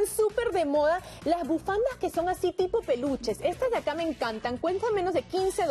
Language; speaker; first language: Spanish; native; Spanish